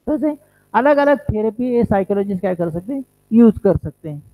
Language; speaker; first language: Hindi; non-native, local second language; Marathi